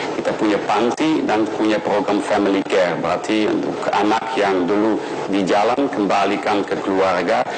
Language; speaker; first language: Indonesian; non-native, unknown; Dutch